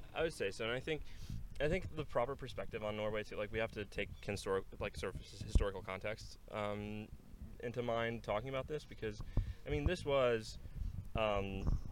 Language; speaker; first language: English; non-native, fluent; Norwegian